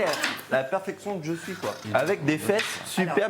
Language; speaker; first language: French; native; French